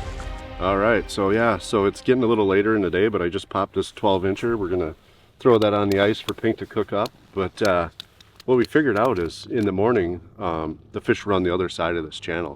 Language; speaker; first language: English; native; English